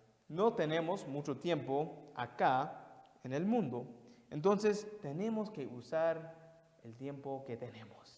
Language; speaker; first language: Spanish; non-native, fluent; English